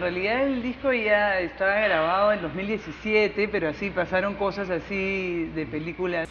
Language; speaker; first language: Spanish; native; Spanish